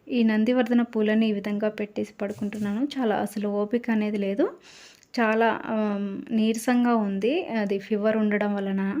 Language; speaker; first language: Telugu; native; Telugu